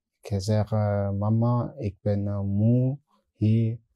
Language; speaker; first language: Dutch; non-native, learner; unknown